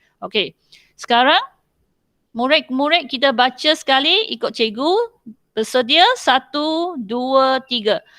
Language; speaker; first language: Malay; non-native, local second language; Chinese